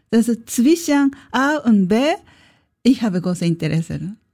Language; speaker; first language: German; non-native, learner; Japanese